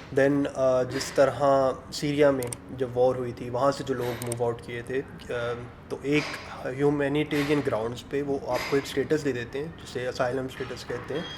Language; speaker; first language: Urdu; native; Urdu